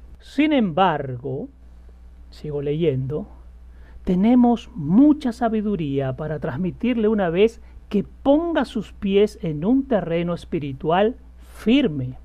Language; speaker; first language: Spanish; native; Spanish